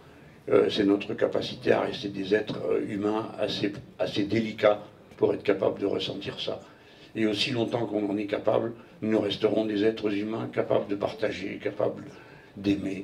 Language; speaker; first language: French; native; French